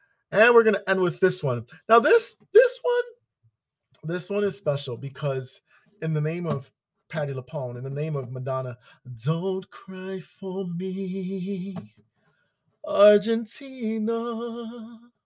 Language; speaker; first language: English; early bilingual, other home language; Spanish